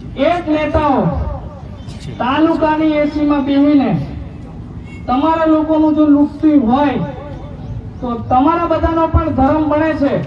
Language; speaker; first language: Gujarati; non-native, local second language; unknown